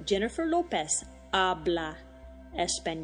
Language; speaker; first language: Spanish; non-native, fluent; English